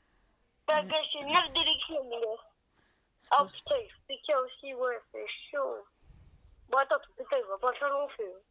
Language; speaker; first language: French; native; French